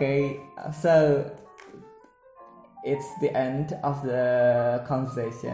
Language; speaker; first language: English; non-native, learner; Indonesian